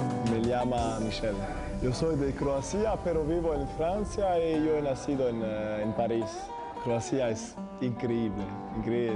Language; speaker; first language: Spanish; non-native, learner; French